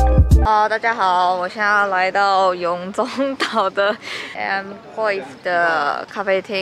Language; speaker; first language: Chinese; native; Chinese